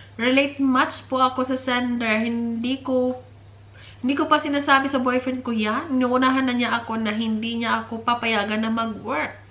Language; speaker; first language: Filipino; non-native, local second language; Cebuano